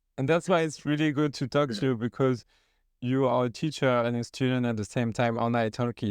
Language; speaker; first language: English; non-native, fluent; French